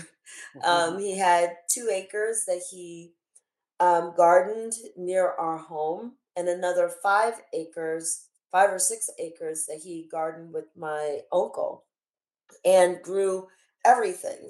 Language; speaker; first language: English; native; English